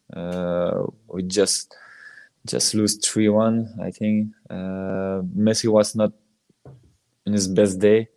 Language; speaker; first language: English; non-native, learner; French